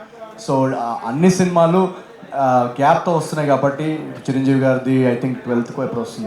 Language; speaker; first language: Telugu; native; Telugu